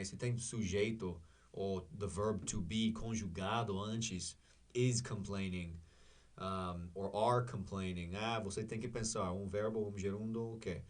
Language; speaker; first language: Portuguese; non-native, learner; English